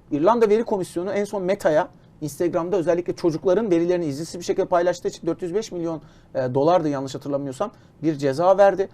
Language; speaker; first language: Turkish; native; Turkish